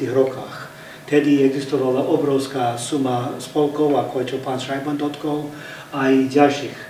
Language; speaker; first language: Slovak; early bilingual, heritage; Slovak